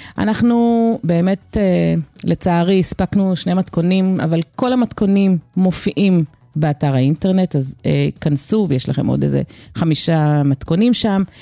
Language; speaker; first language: Hebrew; native; Hebrew